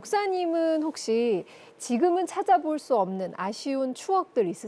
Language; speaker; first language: Korean; native; Korean